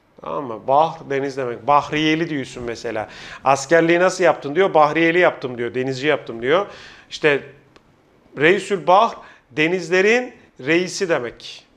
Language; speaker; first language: Turkish; native; Turkish